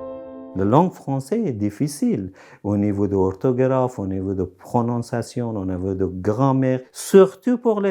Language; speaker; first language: French; non-native, fluent; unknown